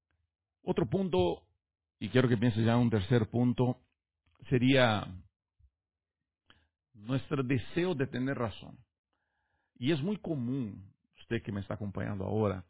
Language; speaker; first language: Spanish; native; Spanish